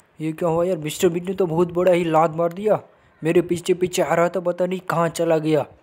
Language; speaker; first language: Hindi; non-native, local second language; Gujarati